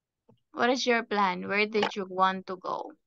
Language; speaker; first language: English; non-native, fluent; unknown